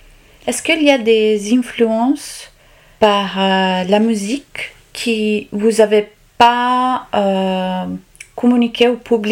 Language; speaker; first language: French; non-native, learner; Italian